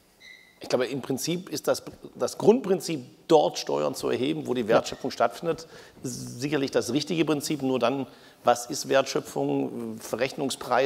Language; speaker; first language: German; native; German